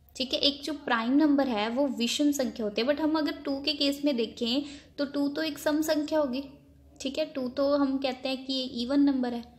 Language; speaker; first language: Hindi; non-native, local second language; Punjabi